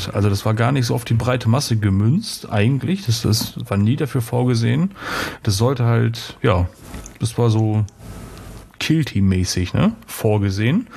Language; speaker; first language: German; native; German